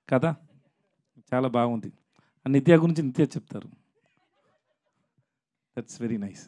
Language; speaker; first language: Telugu; non-native, learner; Tamil